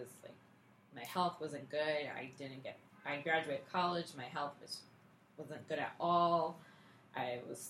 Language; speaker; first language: English; native; English